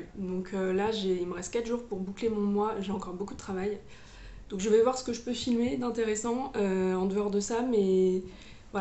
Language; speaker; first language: French; native; French